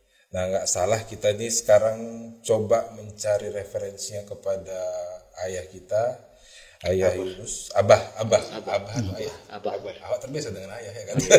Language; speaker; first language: Indonesian; native; Indonesian